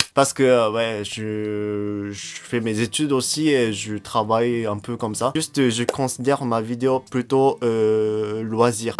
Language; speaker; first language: French; non-native, fluent; Japanese